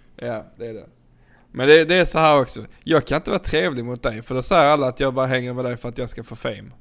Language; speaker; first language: Swedish; native; Swedish